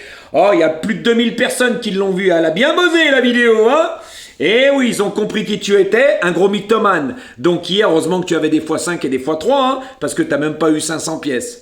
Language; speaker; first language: French; native; French